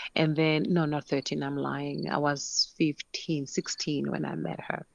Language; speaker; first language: English; non-native, local second language; Northern Sotho